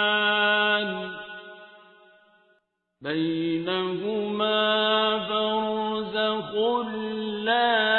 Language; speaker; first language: Arabic; native; Arabic